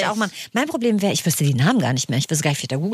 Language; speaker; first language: German; native; German